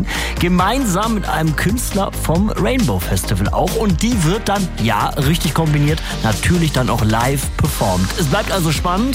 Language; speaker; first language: German; native; German